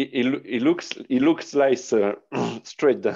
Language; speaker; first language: English; non-native, learner; French